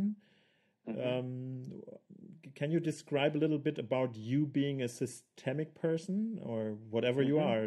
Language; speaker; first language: English; non-native, fluent; German